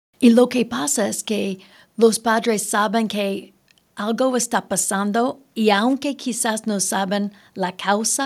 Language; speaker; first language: Spanish; early bilingual, heritage; Spanish